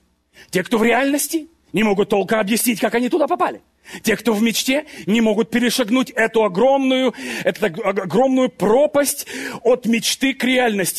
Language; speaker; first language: Russian; native; Russian